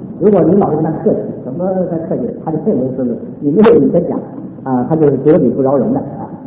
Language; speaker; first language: Chinese; native; Chinese